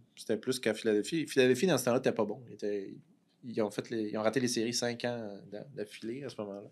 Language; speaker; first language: French; native; French